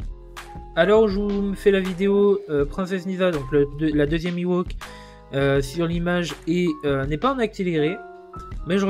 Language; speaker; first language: French; native; French